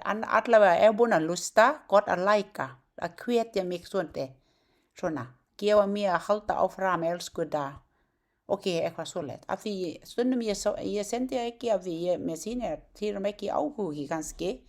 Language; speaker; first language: Icelandic; non-native, learner; Thai